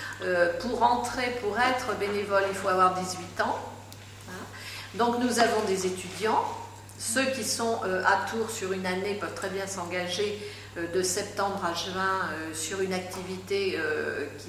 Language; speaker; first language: French; native; French